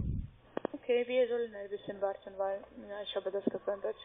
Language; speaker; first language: German; non-native, learner; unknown